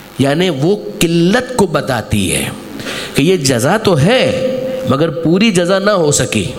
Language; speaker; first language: Urdu; non-native, local second language; Gujarati